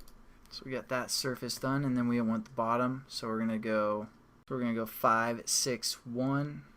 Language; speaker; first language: English; native; English